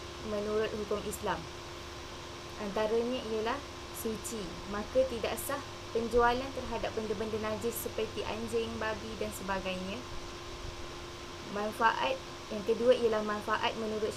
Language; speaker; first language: Malay; native; Malay